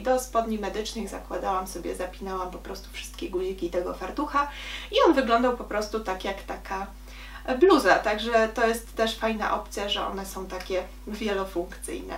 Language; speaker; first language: Polish; native; Polish